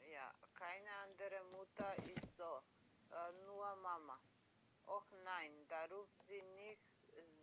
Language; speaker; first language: German; non-native, learner; Macedonian